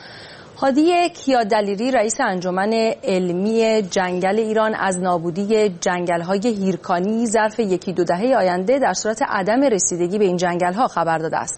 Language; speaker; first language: Persian; native; Persian